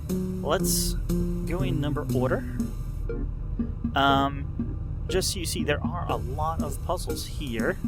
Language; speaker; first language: English; native; English